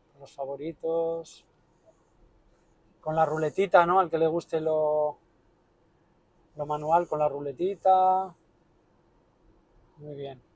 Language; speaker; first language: Spanish; native; Spanish